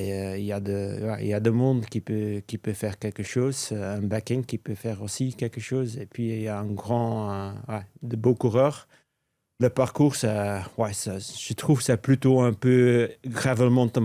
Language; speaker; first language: French; non-native, local second language; Dutch